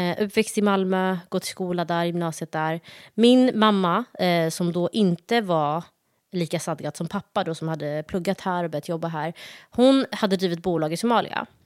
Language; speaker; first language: Swedish; early bilingual, other home language; Somali